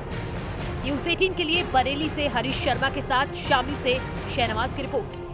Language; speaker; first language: Hindi; native; Hindi